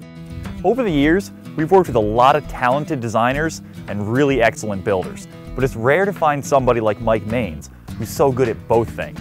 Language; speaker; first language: English; native; English